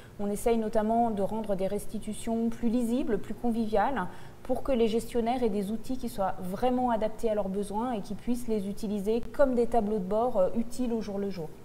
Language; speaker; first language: French; native; French